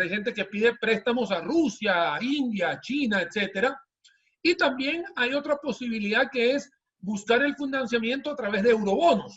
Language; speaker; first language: Spanish; native; Spanish